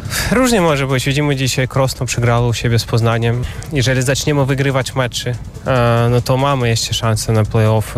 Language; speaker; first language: Polish; non-native, fluent; Russian